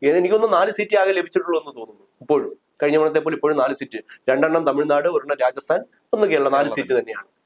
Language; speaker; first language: Malayalam; native; Malayalam